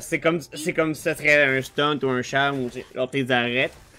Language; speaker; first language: French; native; French